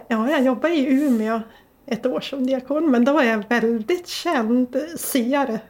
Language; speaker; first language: Swedish; native; Swedish